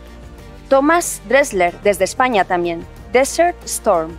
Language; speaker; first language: Spanish; native; Spanish